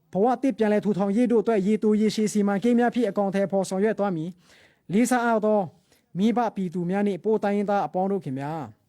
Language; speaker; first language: Burmese; non-native, local second language; Pa'o Karen